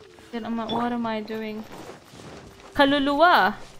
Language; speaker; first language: English; non-native, local second language; Filipino